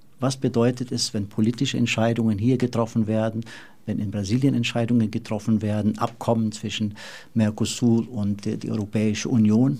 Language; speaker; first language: German; non-native, fluent; Portuguese